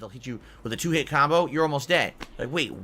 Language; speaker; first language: English; native; English